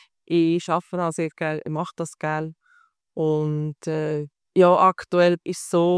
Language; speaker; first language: German; native; German